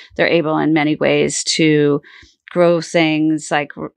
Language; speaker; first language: English; native; English